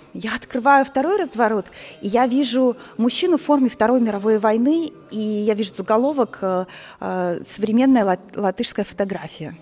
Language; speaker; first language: Russian; native; Russian